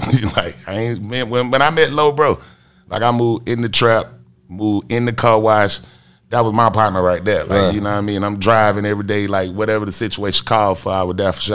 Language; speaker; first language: English; native; English